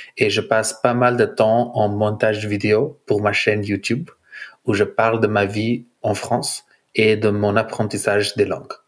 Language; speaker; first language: French; non-native, fluent; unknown